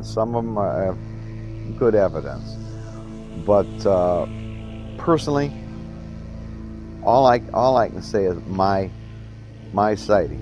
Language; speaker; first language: English; native; English